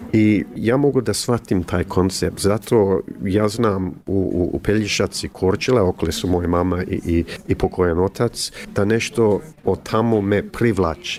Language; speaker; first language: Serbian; early bilingual, heritage; English